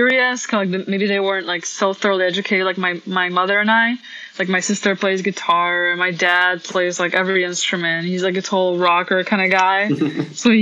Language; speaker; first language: English; early bilingual, other home language; Polish